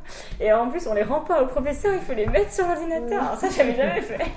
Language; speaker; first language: French; native; French